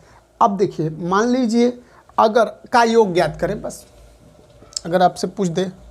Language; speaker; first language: Hindi; native; Hindi